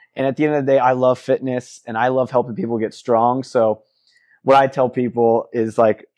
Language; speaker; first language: English; native; English